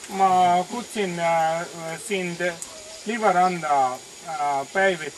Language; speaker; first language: Estonian; non-native, learner; Bangla